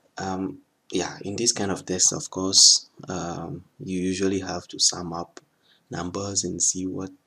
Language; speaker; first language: English; non-native, fluent; French